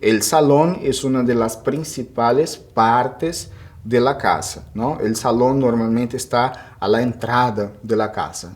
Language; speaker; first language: Spanish; non-native, fluent; Portuguese